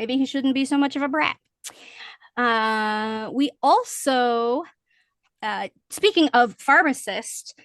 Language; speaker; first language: English; native; English